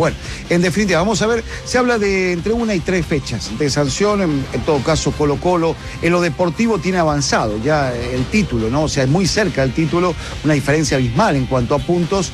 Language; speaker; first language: Spanish; native; Spanish